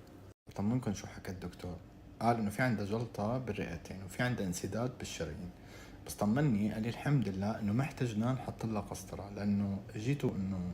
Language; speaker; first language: Arabic; native; Arabic